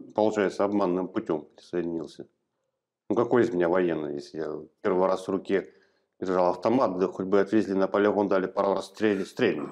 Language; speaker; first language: Russian; native; Russian